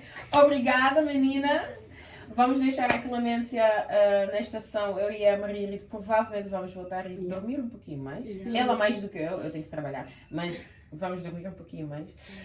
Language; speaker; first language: Portuguese; early bilingual, heritage; Portuguese